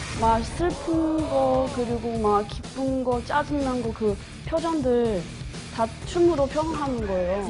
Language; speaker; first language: Korean; non-native, fluent; Chinese